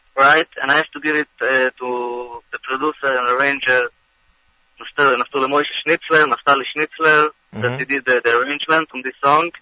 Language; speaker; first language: English; non-native, fluent; Hebrew